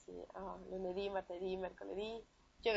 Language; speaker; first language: Italian; non-native, learner; Spanish